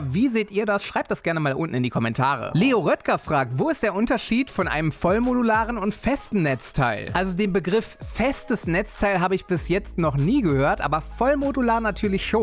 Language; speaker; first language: German; native; German